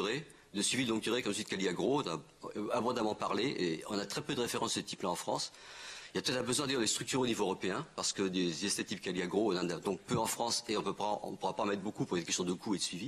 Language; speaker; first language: French; native; French